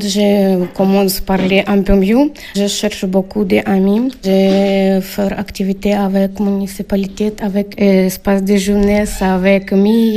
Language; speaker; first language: French; non-native, learner; Ukrainian